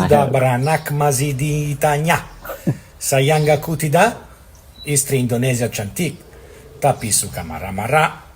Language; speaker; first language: Indonesian; non-native, learner; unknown